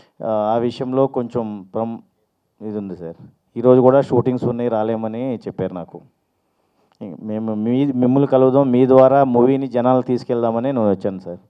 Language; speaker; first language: Telugu; native; Telugu